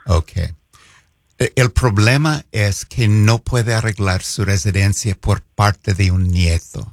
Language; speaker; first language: Spanish; non-native, fluent; English